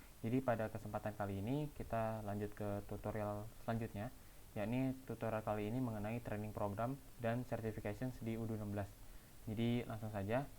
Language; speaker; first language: Indonesian; native; Indonesian